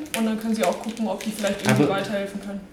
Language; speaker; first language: German; native; German